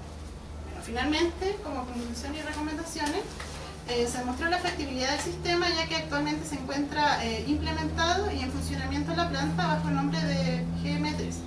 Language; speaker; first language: Spanish; native; Spanish